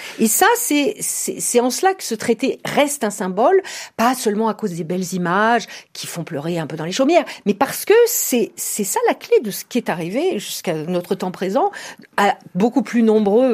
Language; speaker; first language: French; native; French